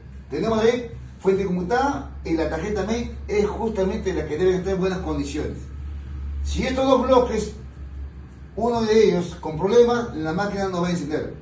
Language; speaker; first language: Spanish; native; Spanish